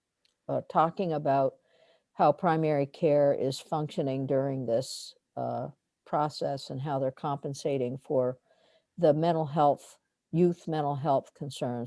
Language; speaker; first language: English; native; English